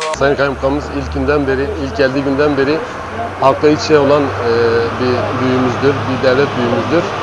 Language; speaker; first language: Turkish; non-native, local second language; Kurdish